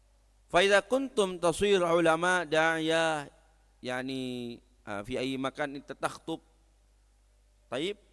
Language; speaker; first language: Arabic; non-native, fluent; Indonesian